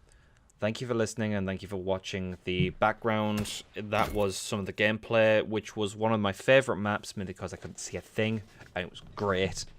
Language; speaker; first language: English; native; English